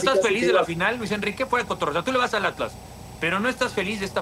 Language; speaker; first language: Spanish; native; Spanish